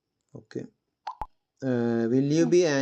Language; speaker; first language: English; non-native, local second language; Malayalam